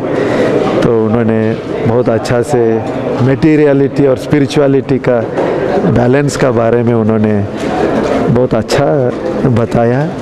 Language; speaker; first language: Hindi; non-native, local second language; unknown